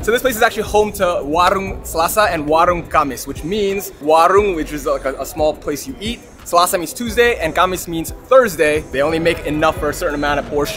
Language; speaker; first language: English; early bilingual, other home language; Indonesian